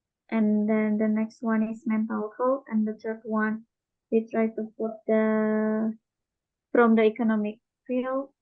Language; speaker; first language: English; non-native, local second language; Indonesian